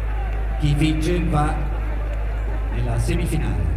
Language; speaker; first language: Italian; native; Italian